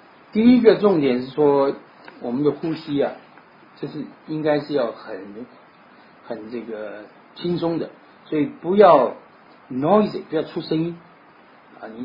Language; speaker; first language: Chinese; native; Chinese